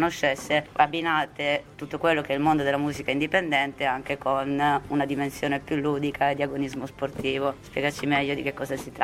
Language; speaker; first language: Italian; native; Italian